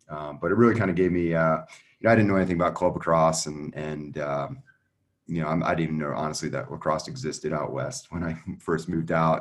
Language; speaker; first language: English; native; English